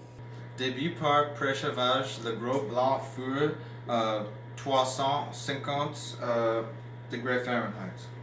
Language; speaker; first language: French; non-native, learner; English